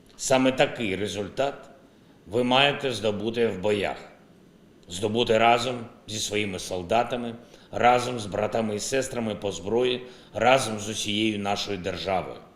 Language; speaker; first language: Ukrainian; non-native, local second language; Russian